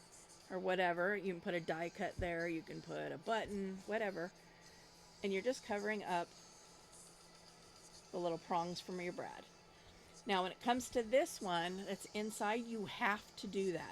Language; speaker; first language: English; native; English